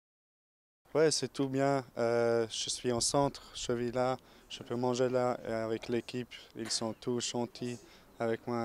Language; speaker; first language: French; non-native, local second language; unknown